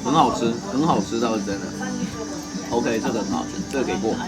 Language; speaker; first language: Chinese; native; Chinese